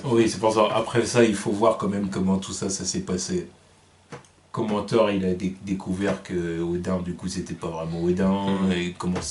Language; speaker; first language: French; native; French